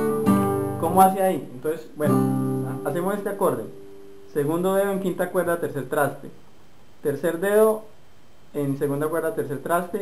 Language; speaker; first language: Spanish; native; Spanish